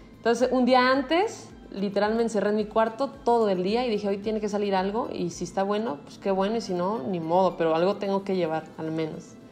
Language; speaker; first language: Spanish; native; Spanish